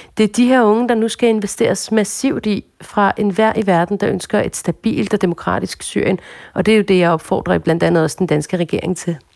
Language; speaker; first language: Danish; early bilingual, other home language; Arabic